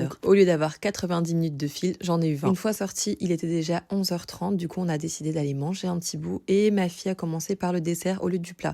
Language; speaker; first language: French; native; French